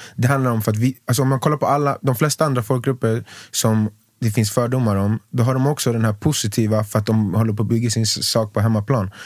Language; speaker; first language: Swedish; native; Swedish